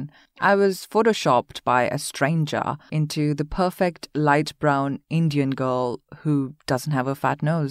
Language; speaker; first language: English; non-native, local second language; Hindi